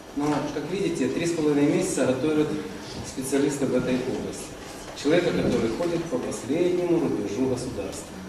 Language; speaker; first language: Russian; native; Russian